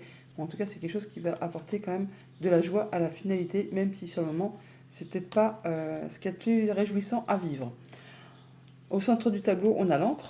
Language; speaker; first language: French; native; French